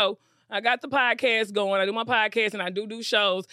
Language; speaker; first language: English; native; English